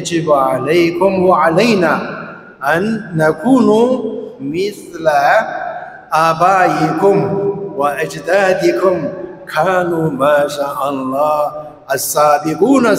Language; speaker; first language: Arabic; non-native, fluent; Chinese